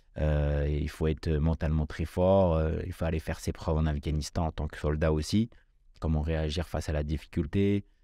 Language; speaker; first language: French; early bilingual, other home language; Kabyle